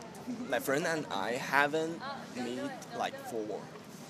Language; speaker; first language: English; non-native, fluent; Chinese